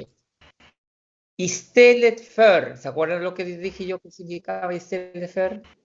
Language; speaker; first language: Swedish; non-native, fluent; Spanish